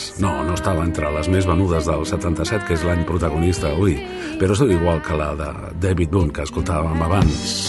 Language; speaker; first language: Catalan; native; Catalan